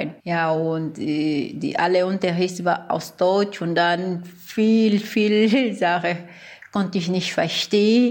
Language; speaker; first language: German; early bilingual, other home language; Portuguese